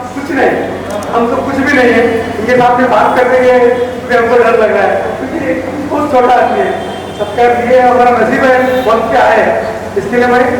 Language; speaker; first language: Hindi; non-native, local second language; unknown